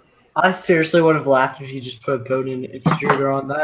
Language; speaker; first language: English; native; English